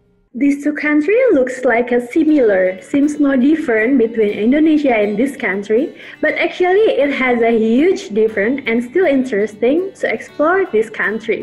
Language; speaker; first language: English; non-native, local second language; Indonesian